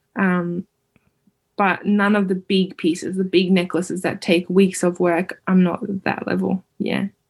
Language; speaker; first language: English; early bilingual, other home language; Uyghur